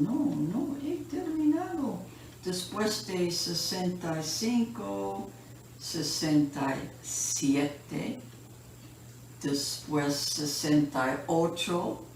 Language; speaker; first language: Spanish; non-native, fluent; English